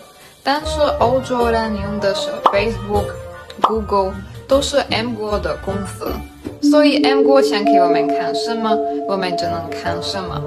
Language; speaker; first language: Chinese; non-native, fluent; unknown